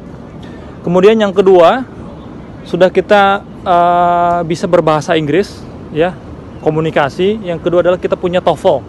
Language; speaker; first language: Indonesian; non-native, local second language; Sundanese